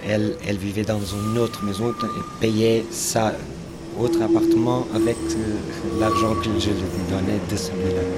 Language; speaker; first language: French; non-native, fluent; Portuguese